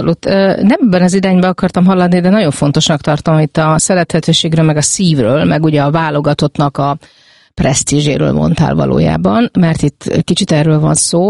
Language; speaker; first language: Hungarian; native; Hungarian